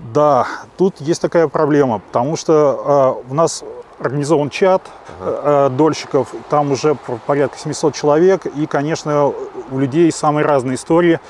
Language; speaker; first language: Russian; native; Russian